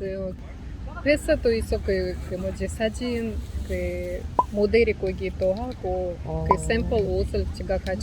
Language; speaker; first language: Korean; non-native, learner; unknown